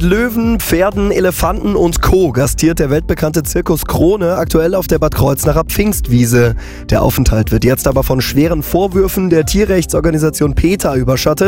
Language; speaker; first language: German; native; German